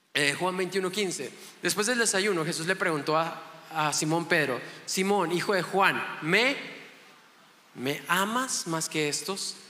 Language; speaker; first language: Spanish; native; Spanish